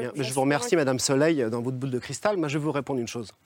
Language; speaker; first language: French; native; French